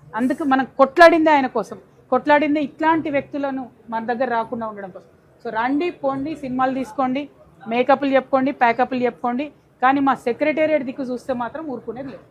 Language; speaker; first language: Telugu; native; Telugu